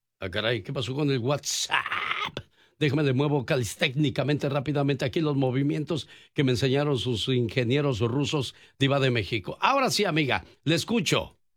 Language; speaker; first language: Spanish; native; Spanish